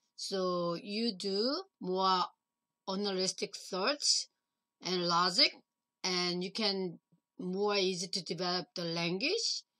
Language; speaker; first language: English; non-native, learner; Korean